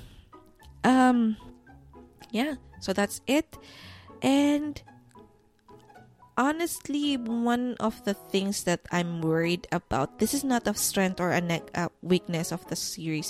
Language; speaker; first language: English; non-native, local second language; Filipino